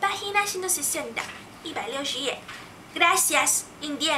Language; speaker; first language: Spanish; non-native, fluent; Chinese